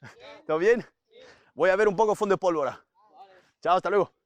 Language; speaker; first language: Spanish; non-native, fluent; Italian